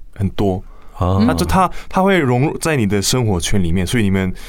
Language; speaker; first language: Chinese; non-native, fluent; Korean